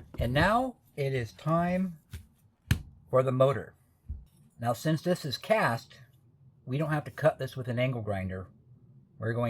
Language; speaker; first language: English; native; English